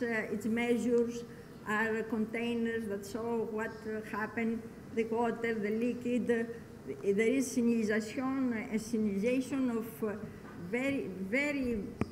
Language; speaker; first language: English; non-native, learner; Greek